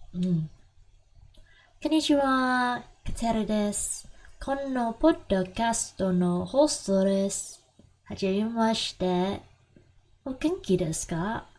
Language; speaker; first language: Japanese; non-native, learner; English